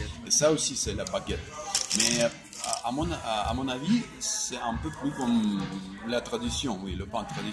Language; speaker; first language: French; non-native, fluent; Russian